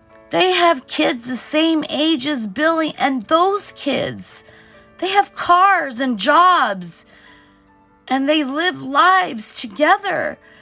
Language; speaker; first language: English; early bilingual, other home language; Portuguese